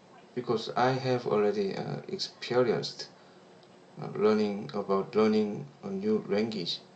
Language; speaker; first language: English; non-native, learner; Korean